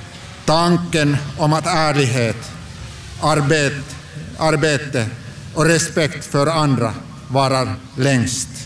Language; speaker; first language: Swedish; non-native, local second language; Finnish